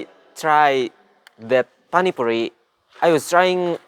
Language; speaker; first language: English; non-native, learner; Indonesian